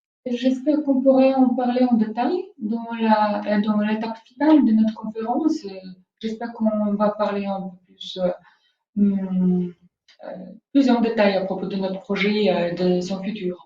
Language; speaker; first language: French; non-native, fluent; Polish